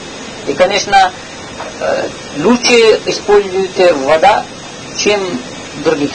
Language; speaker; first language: Russian; non-native, learner; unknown